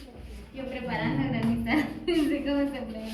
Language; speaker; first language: Spanish; native; Spanish